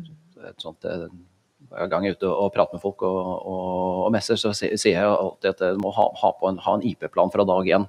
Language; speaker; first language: Norwegian; native; Norwegian